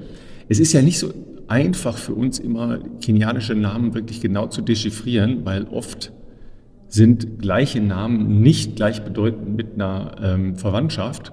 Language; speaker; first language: German; native; German